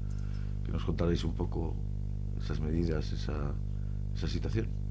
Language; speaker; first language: Spanish; native; Spanish